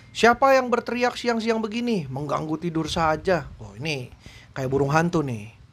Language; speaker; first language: Indonesian; native; Indonesian